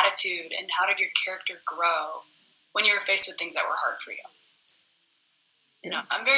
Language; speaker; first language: English; native; English